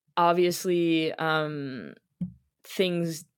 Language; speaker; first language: English; native; English